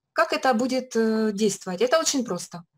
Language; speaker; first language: Russian; native; Russian